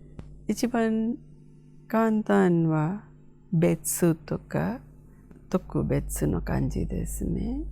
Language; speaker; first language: Japanese; non-native, fluent; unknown